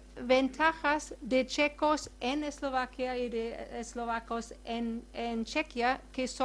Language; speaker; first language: Spanish; non-native, fluent; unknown